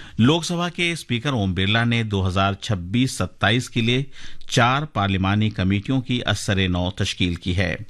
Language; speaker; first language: Urdu; native; Urdu